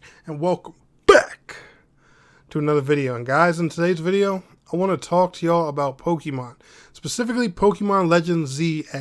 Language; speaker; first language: English; native; English